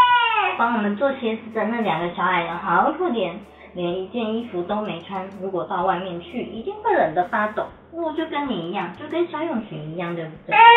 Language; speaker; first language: Chinese; native; Chinese